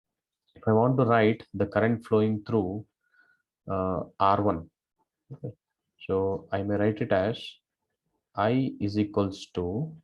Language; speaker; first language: English; non-native, local second language; Kannada